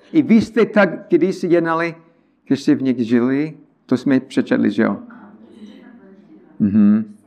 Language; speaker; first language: Czech; non-native, learner; English